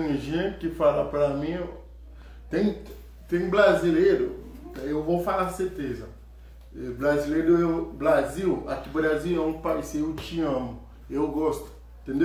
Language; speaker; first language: Portuguese; non-native, learner; Haitian Creole